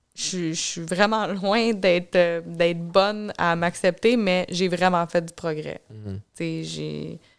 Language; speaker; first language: French; native; French